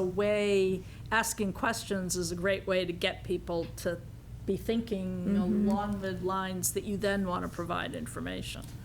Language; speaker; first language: English; native; English